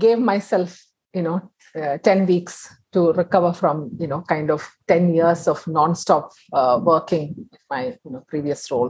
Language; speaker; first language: English; non-native, local second language; Tamil